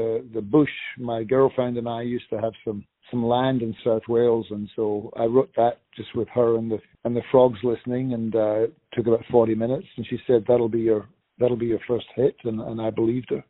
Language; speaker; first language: English; native; English